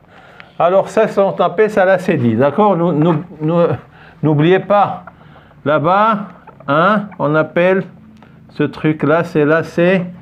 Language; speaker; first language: French; non-native, fluent; Arabic